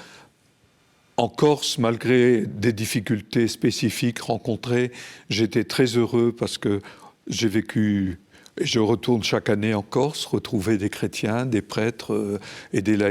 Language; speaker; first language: French; native; French